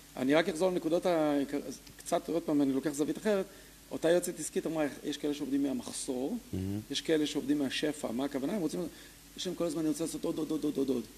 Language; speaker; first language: Hebrew; early bilingual, other home language; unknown